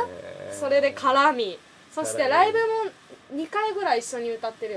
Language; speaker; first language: Japanese; native; Japanese